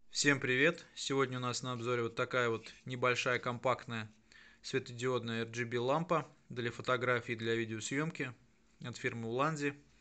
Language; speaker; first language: Russian; native; Russian